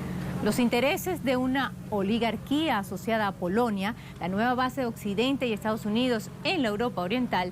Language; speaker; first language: Spanish; native; Spanish